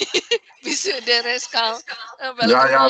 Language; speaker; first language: Norwegian; non-native, learner; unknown